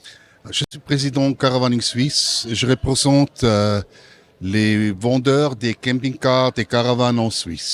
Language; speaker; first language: French; non-native, local second language; German